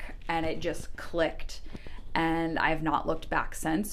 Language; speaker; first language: English; native; English